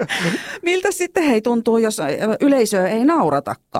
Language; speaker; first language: Finnish; native; Finnish